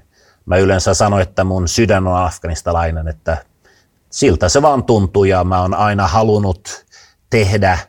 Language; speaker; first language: Finnish; non-native, fluent; Swedish